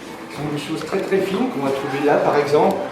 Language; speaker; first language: French; native; French